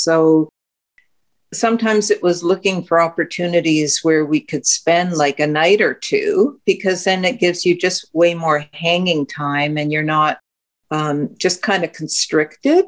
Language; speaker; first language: English; native; English